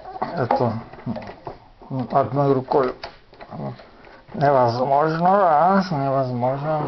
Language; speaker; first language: Russian; non-native, fluent; Czech